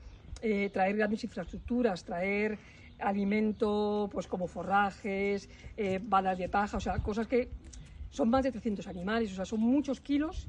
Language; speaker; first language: Spanish; native; Spanish